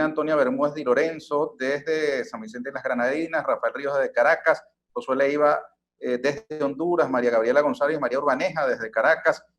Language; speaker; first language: Spanish; native; Spanish